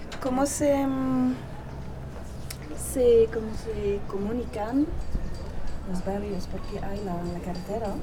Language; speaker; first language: Spanish; non-native, fluent; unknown